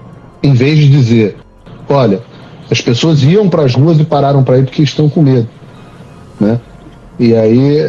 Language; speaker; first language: Portuguese; native; Portuguese